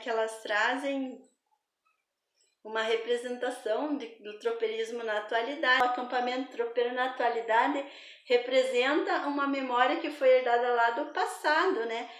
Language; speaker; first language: Portuguese; native; Portuguese